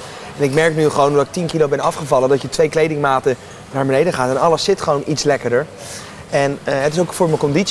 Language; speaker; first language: Dutch; native; Dutch